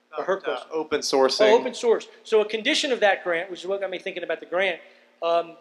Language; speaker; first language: English; native; English